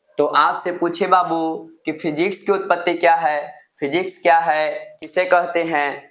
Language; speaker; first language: Hindi; native; Hindi